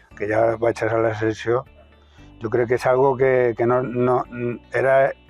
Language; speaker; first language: Spanish; native; Spanish